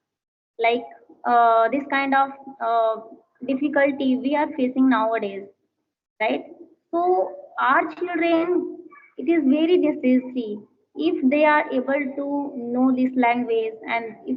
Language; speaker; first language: English; non-native, learner; Hindi